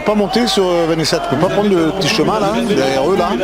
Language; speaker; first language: French; native; French